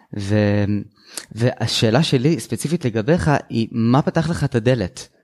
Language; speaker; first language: Hebrew; native; Hebrew